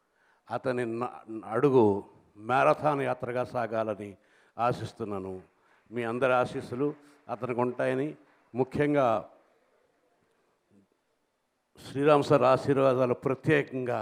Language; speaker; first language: Telugu; native; Telugu